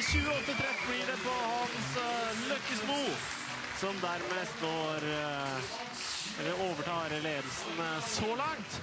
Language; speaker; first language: Norwegian; native; Norwegian